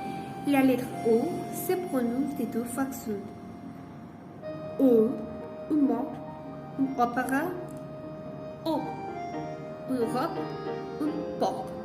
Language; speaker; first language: French; non-native, learner; Spanish